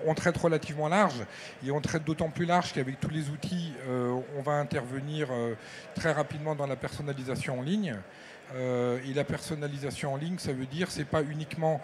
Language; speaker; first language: French; native; French